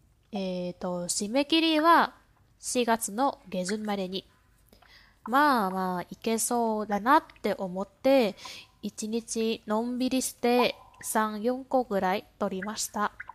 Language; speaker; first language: Japanese; non-native, fluent; Vietnamese